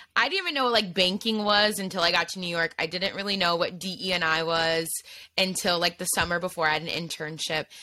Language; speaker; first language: English; native; English